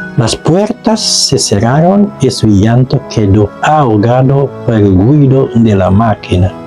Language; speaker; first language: Spanish; non-native, fluent; Indonesian